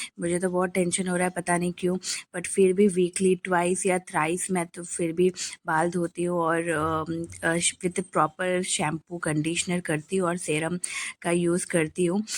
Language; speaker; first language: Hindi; non-native, local second language; Bangla